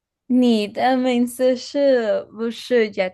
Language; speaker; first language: Chinese; non-native, learner; Spanish